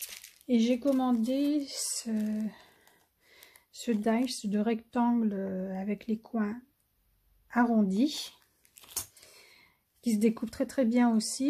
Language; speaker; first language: French; native; French